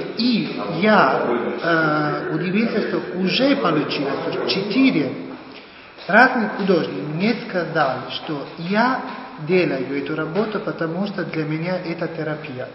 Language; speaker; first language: Russian; non-native, fluent; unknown